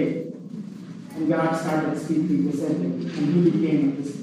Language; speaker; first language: English; non-native, local second language; Sinhala